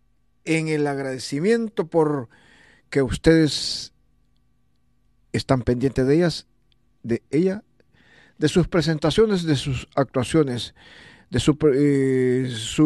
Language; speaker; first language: Spanish; native; Spanish